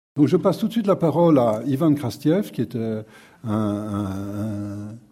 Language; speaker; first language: French; native; French